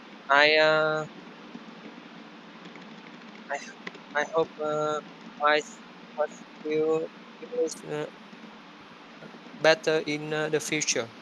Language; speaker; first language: English; non-native, learner; Vietnamese